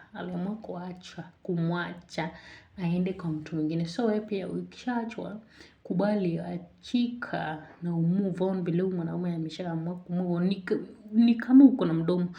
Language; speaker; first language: Swahili; native; Swahili